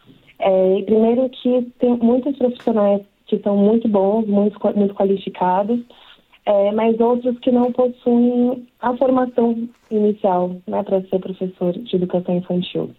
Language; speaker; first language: Portuguese; native; Portuguese